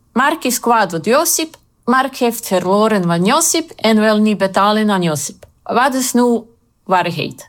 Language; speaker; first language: Dutch; non-native, learner; Croatian